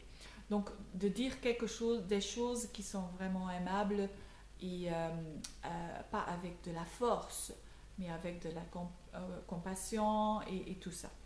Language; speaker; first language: French; non-native, local second language; Dutch